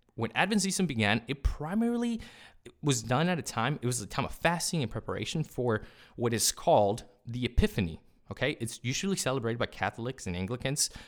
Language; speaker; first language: English; early bilingual, other home language; Spanish